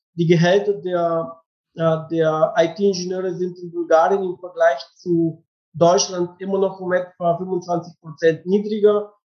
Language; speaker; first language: German; non-native, fluent; Bulgarian